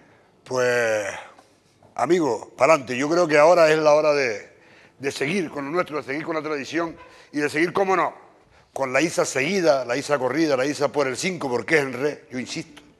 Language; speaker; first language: Spanish; native; Spanish